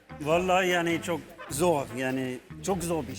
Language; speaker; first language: Turkish; non-native, learner; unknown